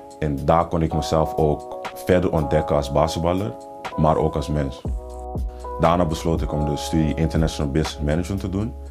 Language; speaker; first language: Dutch; early bilingual, other home language; Papiamento